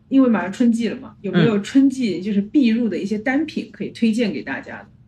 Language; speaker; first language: Chinese; native; Chinese